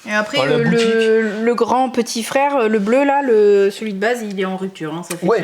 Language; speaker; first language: French; native; French